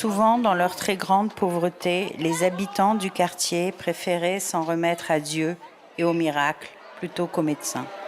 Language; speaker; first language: French; native; French